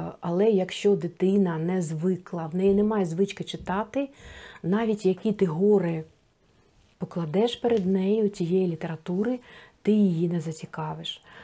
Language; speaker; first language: Ukrainian; non-native, local second language; Russian